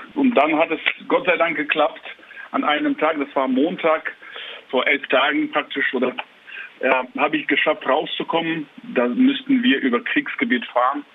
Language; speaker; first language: German; non-native, fluent; Ukrainian